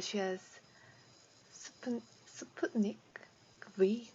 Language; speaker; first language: English; non-native, learner; Korean